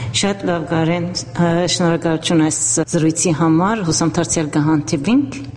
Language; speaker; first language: Armenian; early bilingual, heritage; Armenian